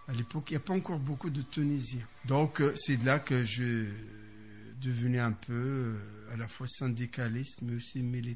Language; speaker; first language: French; non-native, fluent; Arabic